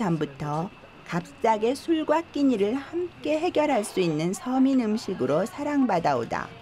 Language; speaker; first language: Korean; native; Korean